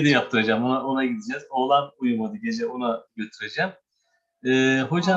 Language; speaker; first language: Turkish; native; Turkish